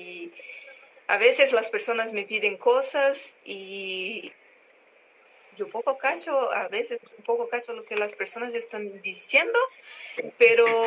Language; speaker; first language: Spanish; non-native, learner; Portuguese